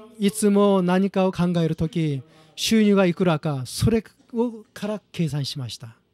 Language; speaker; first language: Japanese; non-native, fluent; Korean